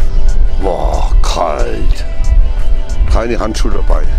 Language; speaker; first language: German; native; German